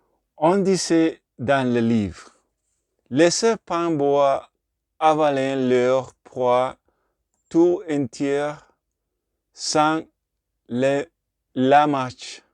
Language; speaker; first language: French; non-native, learner; Spanish